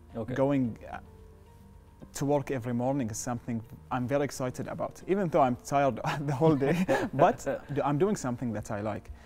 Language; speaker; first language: English; non-native, fluent; Arabic